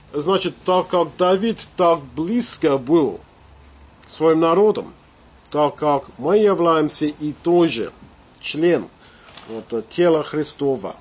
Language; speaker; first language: Russian; non-native, fluent; English